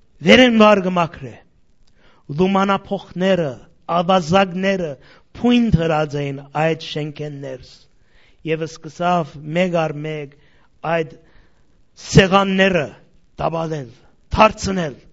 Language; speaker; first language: Armenian; early bilingual, heritage; Armenian